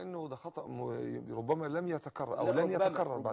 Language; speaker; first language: Arabic; native; Arabic